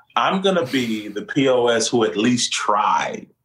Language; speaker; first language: English; native; English